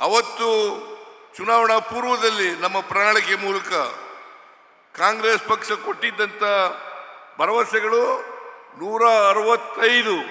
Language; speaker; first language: Kannada; native; Kannada